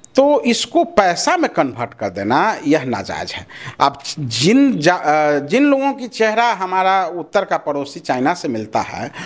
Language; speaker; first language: Hindi; non-native, local second language; Maithili